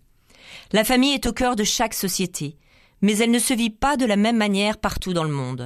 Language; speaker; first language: French; native; French